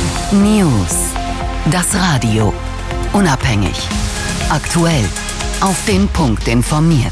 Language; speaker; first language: German; native; German